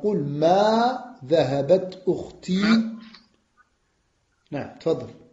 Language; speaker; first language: Arabic; non-native, fluent; French